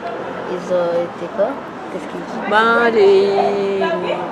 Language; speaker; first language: French; non-native, learner; Arabic